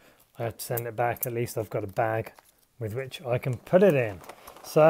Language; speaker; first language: English; native; English